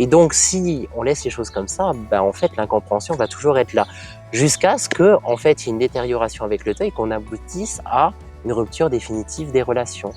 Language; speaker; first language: French; native; French